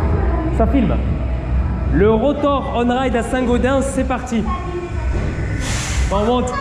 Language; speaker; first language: French; native; French